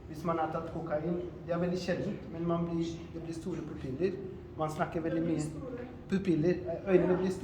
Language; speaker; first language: Norwegian; non-native, fluent; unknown